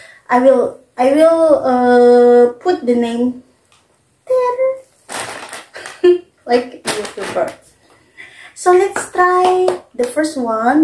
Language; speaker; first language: English; non-native, learner; Indonesian